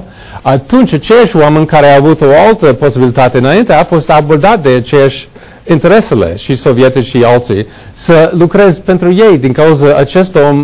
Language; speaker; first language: Romanian; non-native, fluent; English